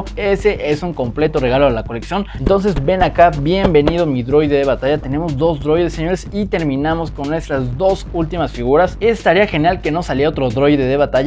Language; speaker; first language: Spanish; native; Spanish